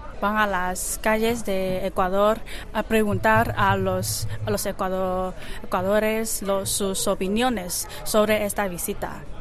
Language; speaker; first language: Spanish; non-native, learner; Chinese